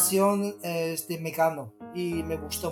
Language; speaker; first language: Spanish; non-native, learner; Chinese